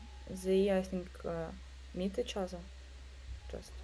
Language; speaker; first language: English; non-native, learner; Russian